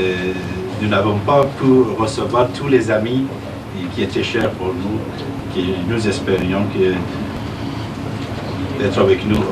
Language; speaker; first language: French; non-native, fluent; Persian